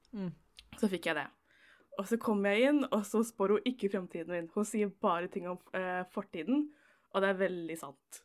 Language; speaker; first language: Norwegian; native; Norwegian